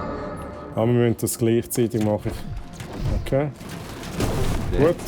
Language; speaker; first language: German; native; German